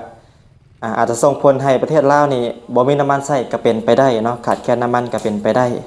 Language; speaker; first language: Thai; non-native, local second language; Northeastern Thai